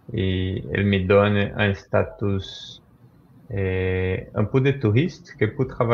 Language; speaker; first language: French; non-native, fluent; Portuguese